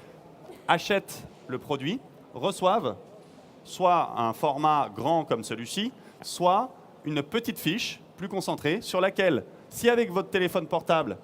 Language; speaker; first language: French; native; French